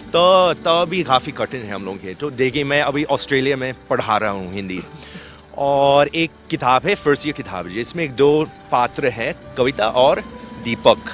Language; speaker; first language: Hindi; non-native, fluent; English